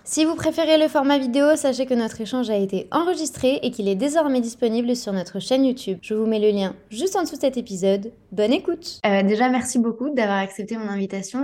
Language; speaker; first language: French; native; French